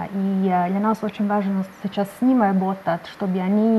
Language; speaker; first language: Russian; non-native, learner; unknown